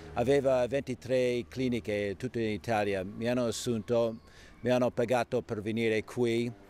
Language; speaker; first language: Italian; non-native, fluent; English